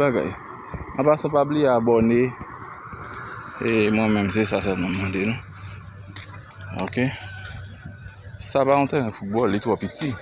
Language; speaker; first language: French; non-native, local second language; Haitian Creole